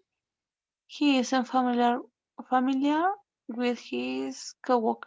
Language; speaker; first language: English; non-native, learner; Spanish